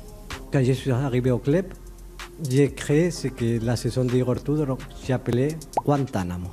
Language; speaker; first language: French; native; French